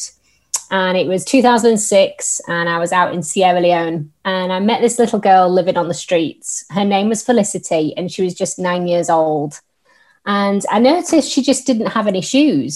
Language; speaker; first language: English; native; English